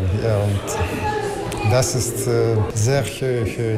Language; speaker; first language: German; non-native, learner; Russian